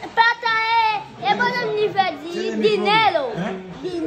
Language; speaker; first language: Spanish; early bilingual, other home language; Haitian Creole